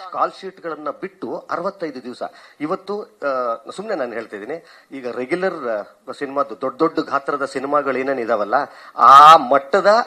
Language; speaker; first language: Kannada; native; Kannada